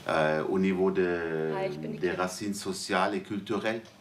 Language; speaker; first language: French; non-native, fluent; German